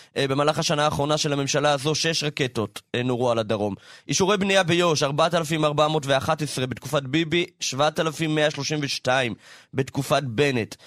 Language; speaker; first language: Hebrew; native; Hebrew